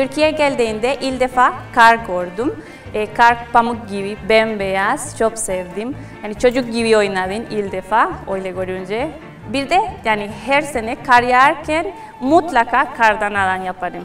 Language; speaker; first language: Turkish; non-native, fluent; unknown